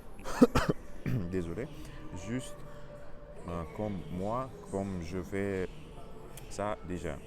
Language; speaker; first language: French; non-native, learner; Russian